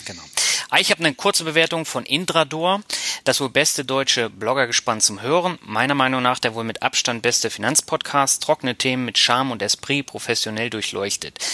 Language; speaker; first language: German; native; German